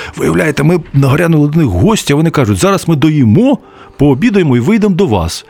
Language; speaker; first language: Ukrainian; native; Ukrainian